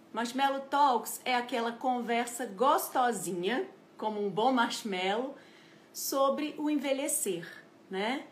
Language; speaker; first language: Portuguese; native; Portuguese